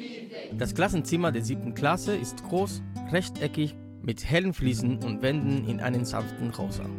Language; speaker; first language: German; native; German